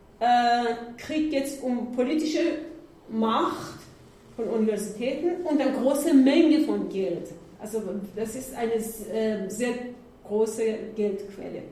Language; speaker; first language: German; non-native, learner; Persian